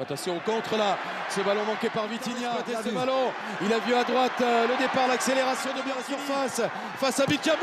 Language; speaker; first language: French; native; French